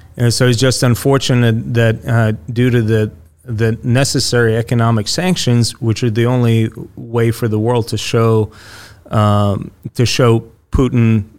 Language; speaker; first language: English; early bilingual, other home language; Russian